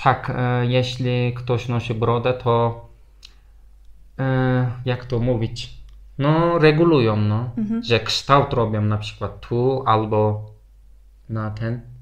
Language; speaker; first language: Polish; non-native, fluent; Turkish